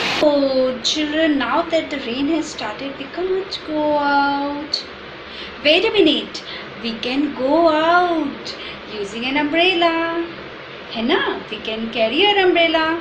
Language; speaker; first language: English; non-native, local second language; Hindi